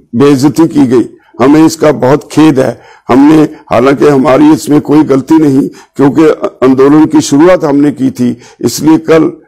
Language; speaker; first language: Hindi; non-native, local second language; Punjabi